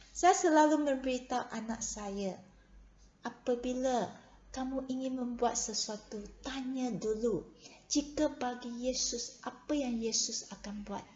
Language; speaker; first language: Malay; non-native, local second language; Chinese